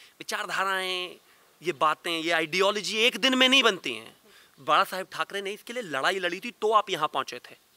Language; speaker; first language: Hindi; native; Hindi